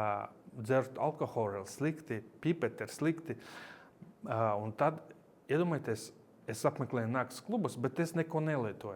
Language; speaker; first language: Latvian; non-native, local second language; Russian